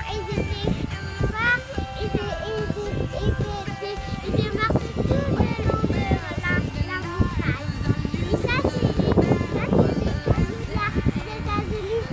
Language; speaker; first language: French; early bilingual, heritage; French